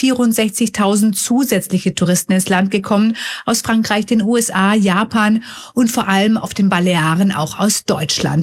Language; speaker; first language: German; native; German